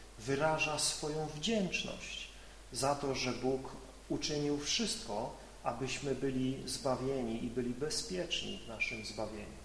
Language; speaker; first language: Polish; native; Polish